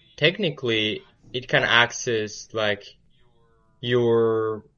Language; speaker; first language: English; early bilingual, other home language; Spanish